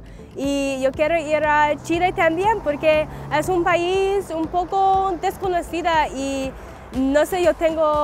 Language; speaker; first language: Spanish; non-native, learner; English